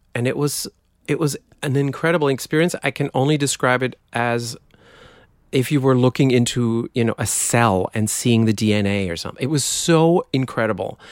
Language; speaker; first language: English; non-native, fluent; German